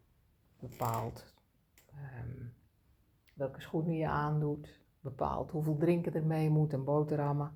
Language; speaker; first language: Dutch; native; Dutch